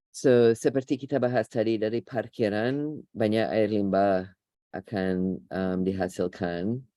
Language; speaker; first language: Indonesian; non-native, fluent; English